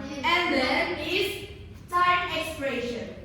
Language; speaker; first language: English; non-native, learner; Indonesian